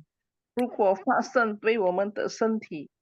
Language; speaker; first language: Chinese; non-native, learner; Indonesian